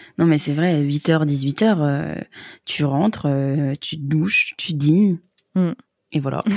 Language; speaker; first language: French; native; French